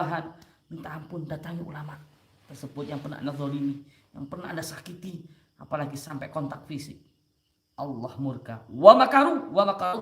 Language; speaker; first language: Indonesian; native; Indonesian